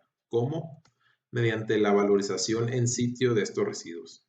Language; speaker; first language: Spanish; native; Spanish